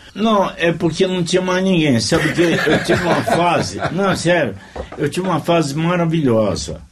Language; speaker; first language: Portuguese; native; Portuguese